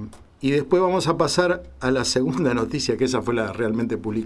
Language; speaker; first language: Spanish; native; Spanish